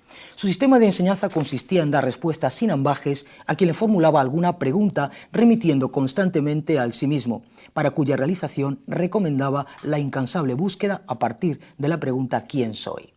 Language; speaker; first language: Spanish; native; Spanish